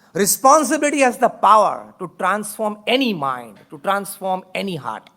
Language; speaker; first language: English; non-native, local second language; Gujarati